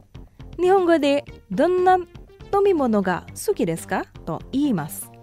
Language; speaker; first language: Japanese; non-native, fluent; Indonesian